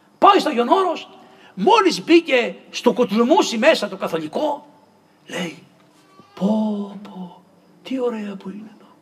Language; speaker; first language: Greek; native; Greek